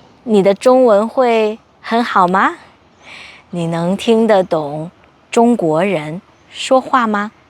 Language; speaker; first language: Chinese; non-native, fluent; English